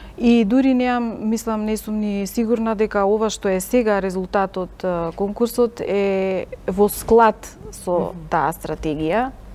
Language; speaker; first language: Macedonian; native; Macedonian